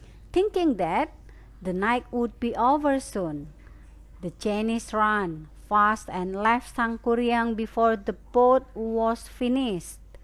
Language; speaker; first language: English; non-native, fluent; Indonesian